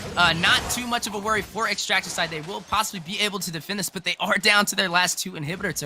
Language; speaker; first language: English; native; English